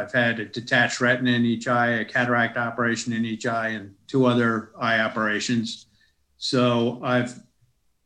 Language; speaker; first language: English; native; English